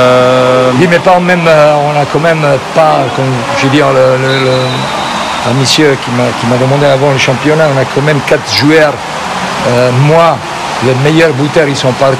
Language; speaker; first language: French; non-native, fluent; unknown